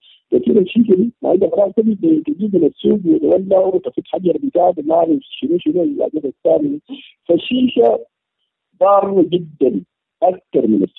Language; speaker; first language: Arabic; native; Arabic